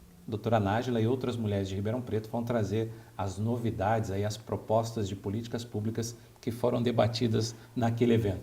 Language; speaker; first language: Portuguese; native; Portuguese